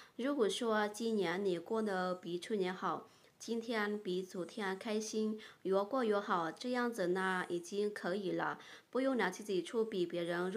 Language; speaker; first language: Chinese; non-native, fluent; Lao